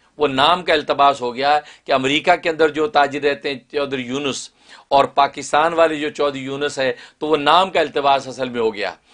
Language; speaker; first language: Urdu; native; Urdu